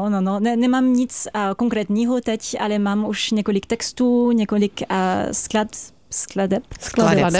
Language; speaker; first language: Czech; non-native, fluent; French